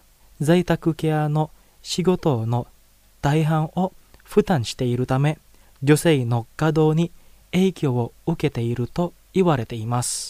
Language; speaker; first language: Japanese; non-native, fluent; Indonesian